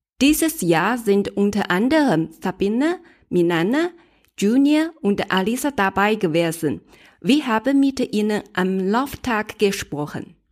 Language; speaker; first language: German; non-native, learner; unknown